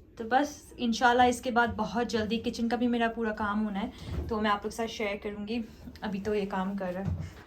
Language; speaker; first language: Urdu; native; Urdu